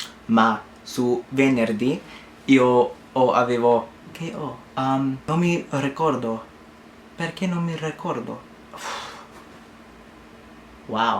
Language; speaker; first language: Italian; non-native, learner; English